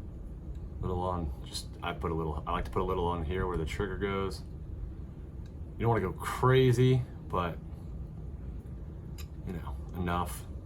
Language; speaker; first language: English; native; English